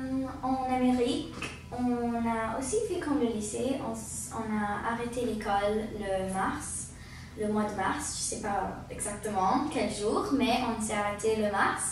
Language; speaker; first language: French; early bilingual, heritage; French